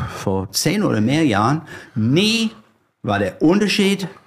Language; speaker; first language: German; non-native, fluent; English